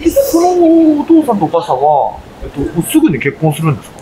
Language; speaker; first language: Japanese; native; Japanese